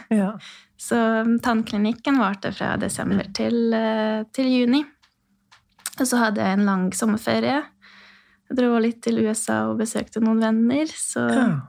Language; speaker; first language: Norwegian; non-native, fluent; Hungarian